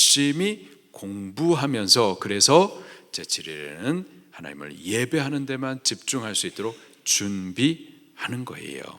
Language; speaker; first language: Korean; native; Korean